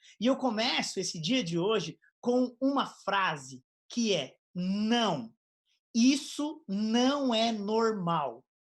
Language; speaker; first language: Portuguese; native; Portuguese